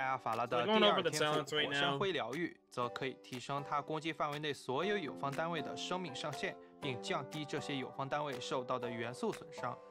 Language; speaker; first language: Chinese; native; Chinese